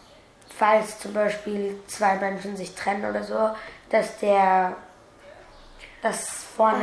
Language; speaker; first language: German; early bilingual, other home language; Turkish